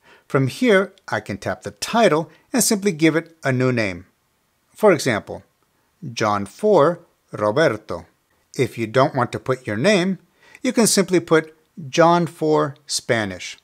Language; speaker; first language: English; early bilingual, other home language; Spanish